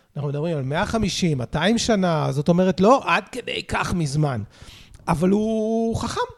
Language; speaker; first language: Hebrew; native; Hebrew